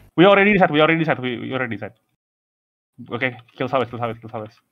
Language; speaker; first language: English; non-native, learner; Indonesian